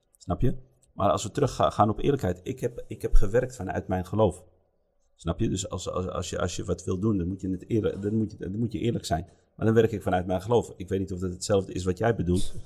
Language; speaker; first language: Dutch; early bilingual, other home language; Riffian